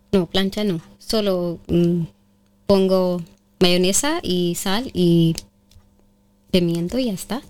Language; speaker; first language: Spanish; non-native, fluent; Urdu